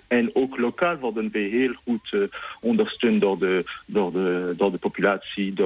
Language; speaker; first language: Dutch; non-native, fluent; French